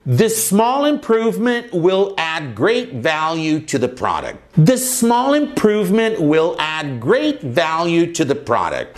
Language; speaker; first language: English; non-native, fluent; Portuguese